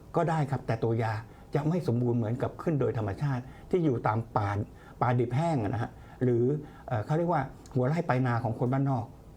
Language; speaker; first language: Thai; native; Thai